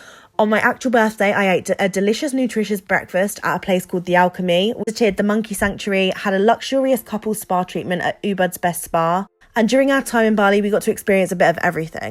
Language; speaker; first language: English; native; English